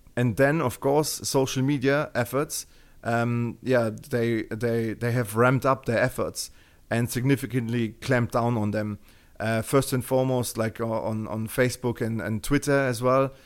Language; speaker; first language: English; non-native, fluent; German